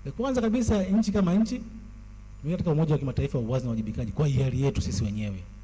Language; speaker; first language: Swahili; native; Swahili